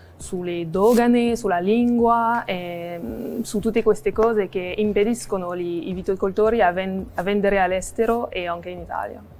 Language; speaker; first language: Italian; non-native, fluent; French